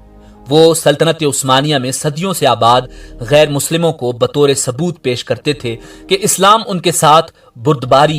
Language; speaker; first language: Urdu; native; Urdu